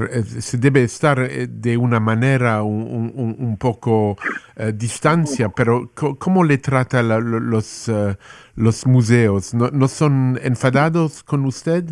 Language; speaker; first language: Spanish; non-native, learner; English